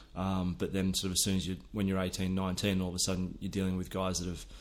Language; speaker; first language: English; native; English